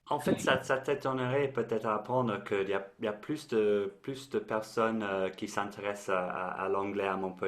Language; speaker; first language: French; non-native, fluent; English